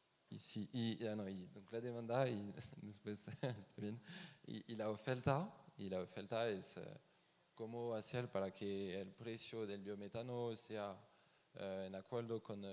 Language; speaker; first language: Spanish; non-native, fluent; French